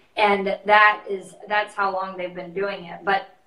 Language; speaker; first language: English; native; English